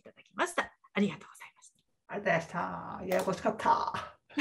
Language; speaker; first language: Japanese; native; Japanese